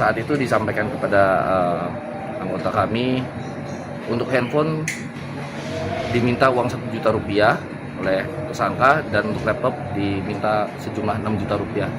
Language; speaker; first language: Indonesian; native; Indonesian